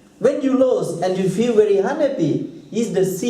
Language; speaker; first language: English; non-native, fluent; Thai